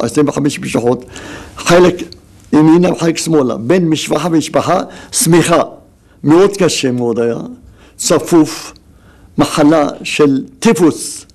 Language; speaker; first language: Hebrew; non-native, local second language; Arabic